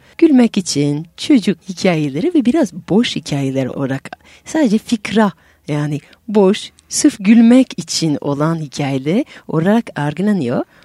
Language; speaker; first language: Turkish; non-native, fluent; French